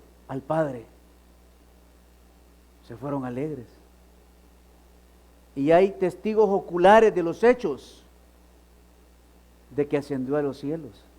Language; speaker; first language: Spanish; native; Spanish